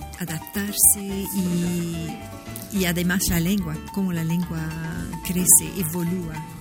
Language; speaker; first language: Spanish; non-native, fluent; French